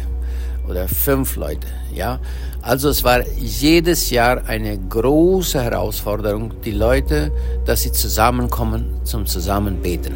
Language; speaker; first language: German; early bilingual, heritage; Low German